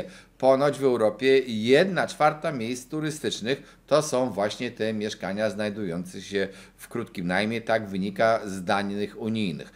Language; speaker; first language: Polish; native; Polish